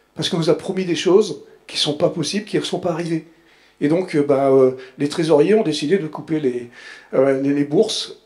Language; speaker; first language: French; native; French